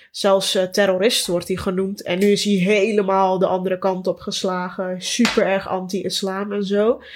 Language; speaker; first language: Dutch; early bilingual, other home language; Turkish